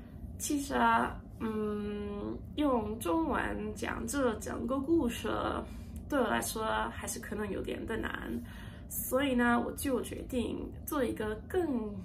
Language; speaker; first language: Chinese; non-native, learner; English